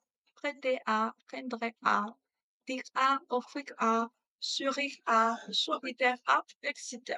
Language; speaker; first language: French; non-native, learner; Spanish